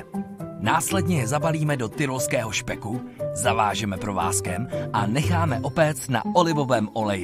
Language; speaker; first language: Czech; native; Czech